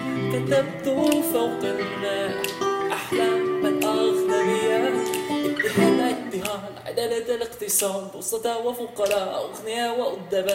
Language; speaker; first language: Arabic; non-native, fluent; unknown